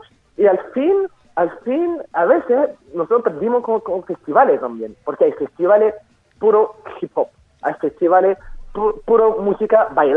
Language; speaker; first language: Spanish; non-native, fluent; French